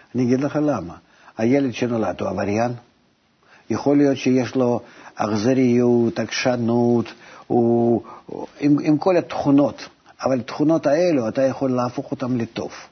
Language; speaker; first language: Hebrew; native; Hebrew